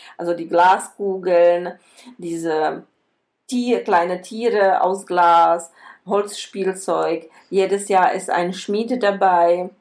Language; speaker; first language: German; non-native, fluent; Czech